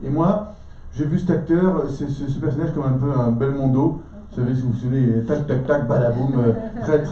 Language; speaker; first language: French; native; French